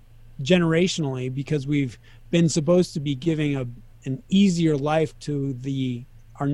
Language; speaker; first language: English; native; English